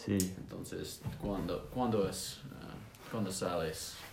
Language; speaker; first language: Spanish; non-native, learner; English